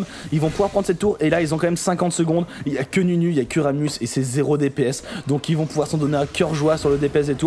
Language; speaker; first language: French; native; French